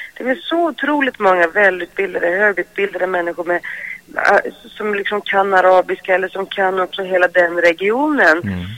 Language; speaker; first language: Swedish; early bilingual, other home language; Greek